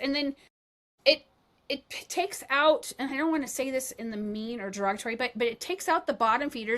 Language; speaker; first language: English; native; English